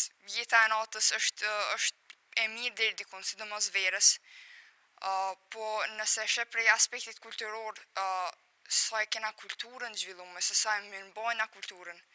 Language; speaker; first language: Albanian; native; Albanian